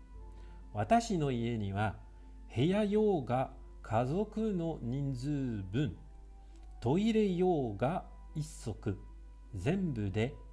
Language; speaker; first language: Japanese; non-native, fluent; French